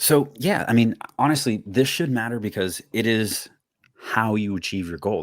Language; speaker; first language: English; native; English